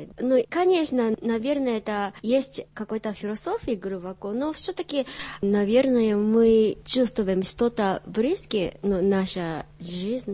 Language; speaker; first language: Russian; non-native, learner; Japanese